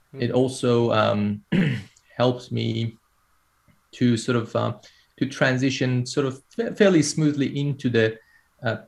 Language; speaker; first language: English; non-native, fluent; Persian